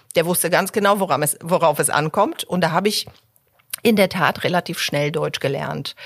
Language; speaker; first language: German; early bilingual, other home language; Polish